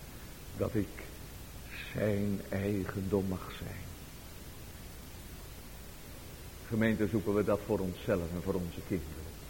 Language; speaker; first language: Dutch; native; Dutch